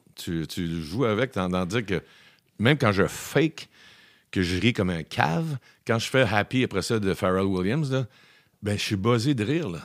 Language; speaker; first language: French; native; French